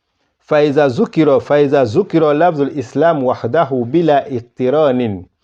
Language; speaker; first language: Arabic; non-native, fluent; Yoruba